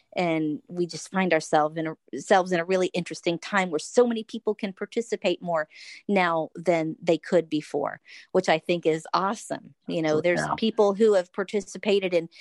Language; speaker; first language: English; native; English